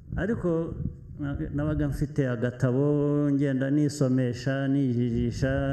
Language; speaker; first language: Kinyarwanda; early bilingual, heritage; Kinyarwanda